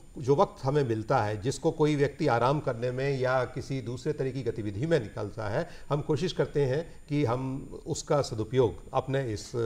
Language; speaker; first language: Hindi; native; Hindi